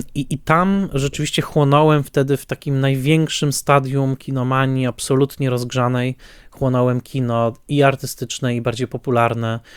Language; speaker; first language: Polish; native; Polish